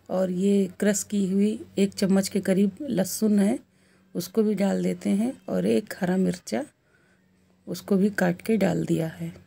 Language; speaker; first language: Hindi; native; Hindi